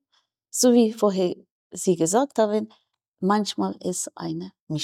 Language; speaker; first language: German; non-native, fluent; Persian